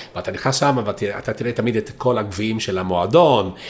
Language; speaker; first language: Hebrew; non-native, fluent; Italian